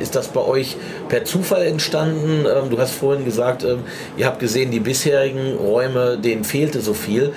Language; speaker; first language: German; native; German